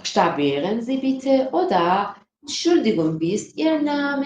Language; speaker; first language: German; non-native, fluent; Persian